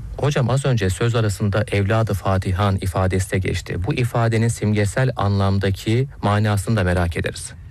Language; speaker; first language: Turkish; native; Turkish